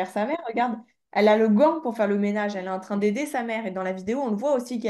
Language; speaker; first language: French; native; French